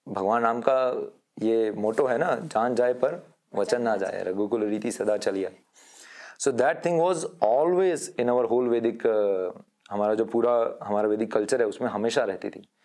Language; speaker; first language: Hindi; non-native, local second language; Gujarati